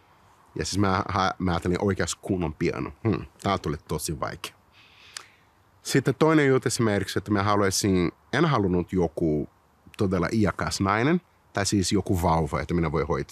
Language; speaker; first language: Finnish; non-native, fluent; Portuguese